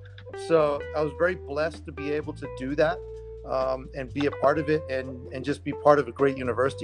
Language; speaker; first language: English; native; English